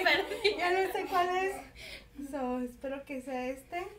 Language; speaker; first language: Spanish; early bilingual, heritage; Spanish